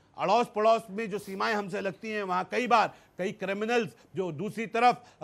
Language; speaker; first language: Hindi; native; Hindi